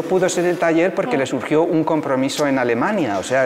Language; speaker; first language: Spanish; native; Spanish